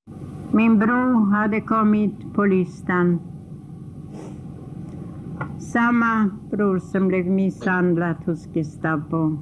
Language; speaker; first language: Swedish; non-native, fluent; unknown